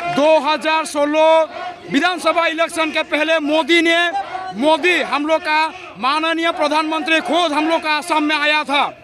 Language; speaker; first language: Hindi; non-native, local second language; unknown